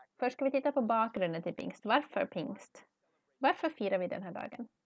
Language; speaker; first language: Swedish; non-native, learner; English